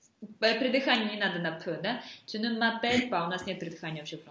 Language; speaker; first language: Russian; native; Russian